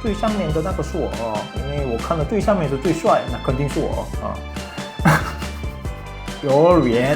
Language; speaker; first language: Chinese; non-native, fluent; Korean